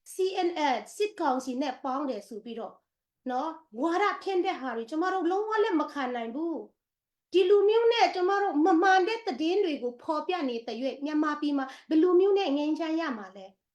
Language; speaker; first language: Burmese; non-native, local second language; Tedim Chin